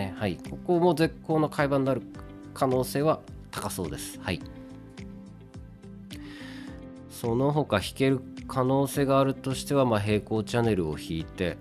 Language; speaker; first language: Japanese; native; Japanese